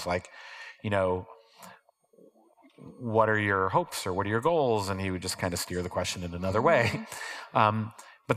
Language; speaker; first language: English; native; English